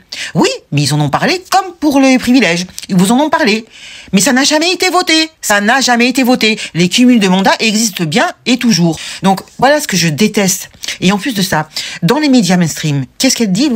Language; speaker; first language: French; native; French